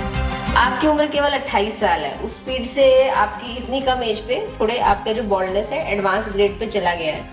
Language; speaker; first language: Hindi; native; Hindi